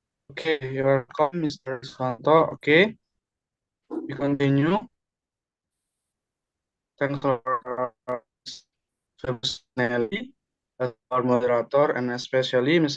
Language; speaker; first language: English; non-native, learner; Indonesian